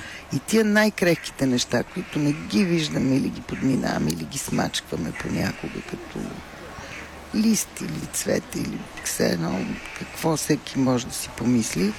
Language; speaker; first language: Bulgarian; native; Bulgarian